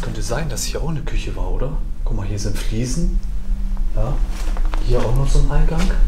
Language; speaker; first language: German; native; German